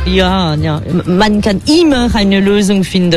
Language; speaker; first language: German; non-native, fluent; French